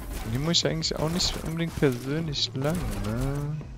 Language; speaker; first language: German; native; German